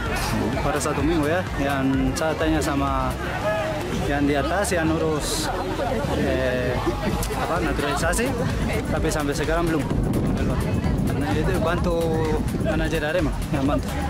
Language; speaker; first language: Indonesian; non-native, learner; Spanish